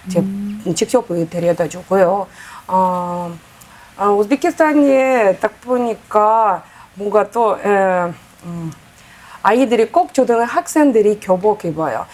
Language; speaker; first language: Korean; non-native, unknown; Uzbek